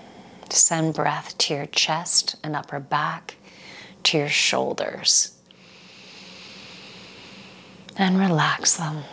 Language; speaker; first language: English; native; English